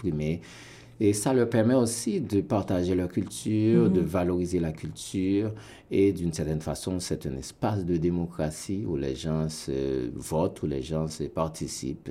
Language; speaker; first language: French; non-native, local second language; Haitian Creole